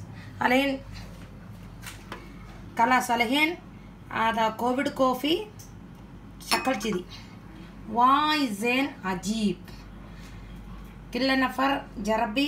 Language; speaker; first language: Arabic; non-native, learner; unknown